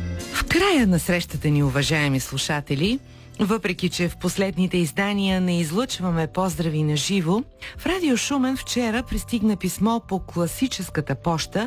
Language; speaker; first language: Bulgarian; native; Bulgarian